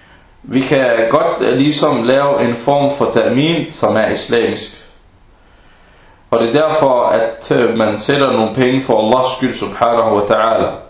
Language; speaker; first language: Danish; non-native, fluent; Arabic